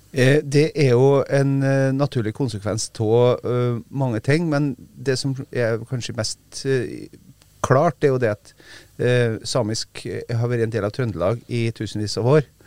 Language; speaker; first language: Norwegian; native; Norwegian